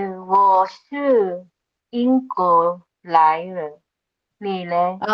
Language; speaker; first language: Chinese; non-native, learner; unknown